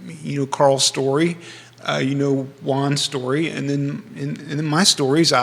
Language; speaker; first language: English; native; English